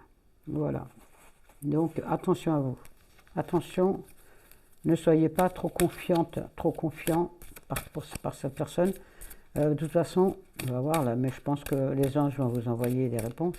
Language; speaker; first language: French; native; French